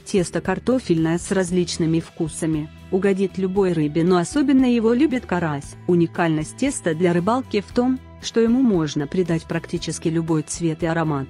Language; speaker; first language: Russian; native; Russian